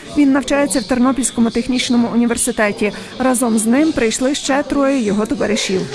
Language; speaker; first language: Ukrainian; native; Ukrainian